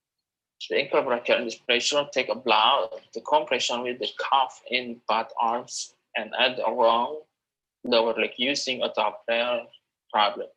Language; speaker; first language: English; non-native, learner; Indonesian